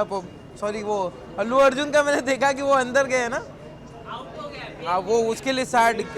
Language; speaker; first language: Hindi; native; Hindi